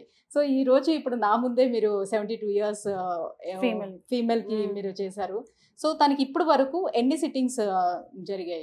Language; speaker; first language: Telugu; native; Telugu